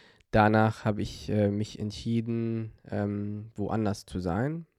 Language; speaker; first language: German; non-native, fluent; Arabic